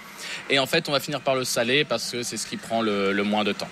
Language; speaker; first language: French; native; French